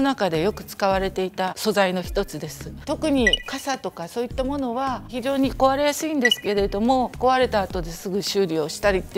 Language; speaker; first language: Japanese; native; Japanese